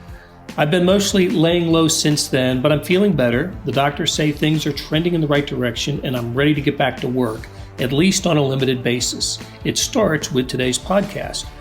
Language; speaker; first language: English; native; English